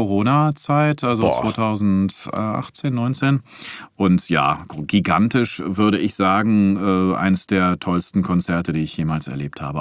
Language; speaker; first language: German; native; German